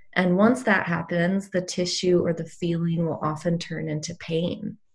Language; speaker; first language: English; native; English